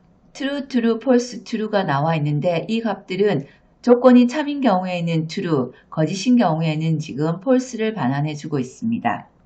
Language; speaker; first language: Korean; native; Korean